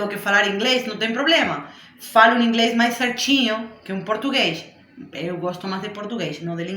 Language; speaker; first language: Portuguese; non-native, learner; Spanish